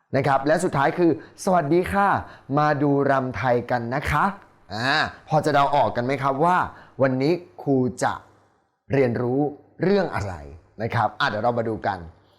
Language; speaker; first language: Thai; native; Thai